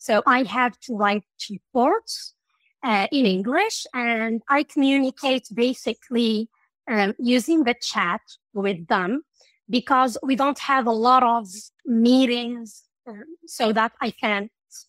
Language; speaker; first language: English; non-native, fluent; Arabic